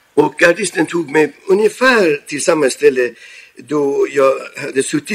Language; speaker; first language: Swedish; non-native, fluent; Persian